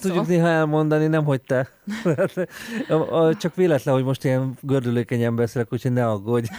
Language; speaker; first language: Hungarian; native; Hungarian